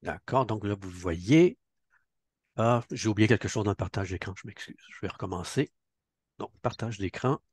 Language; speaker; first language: French; native; French